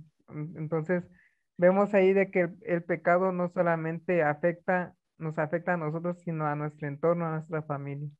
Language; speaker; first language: Spanish; native; Spanish